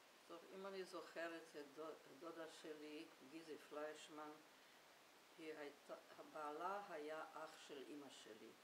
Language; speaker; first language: Hebrew; non-native, fluent; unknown